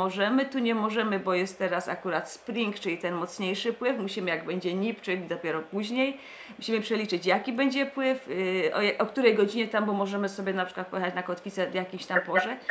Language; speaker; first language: Polish; native; Polish